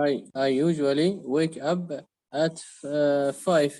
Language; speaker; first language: English; non-native, learner; Arabic